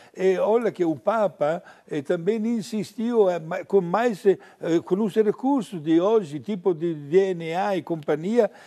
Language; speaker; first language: Portuguese; non-native, fluent; Italian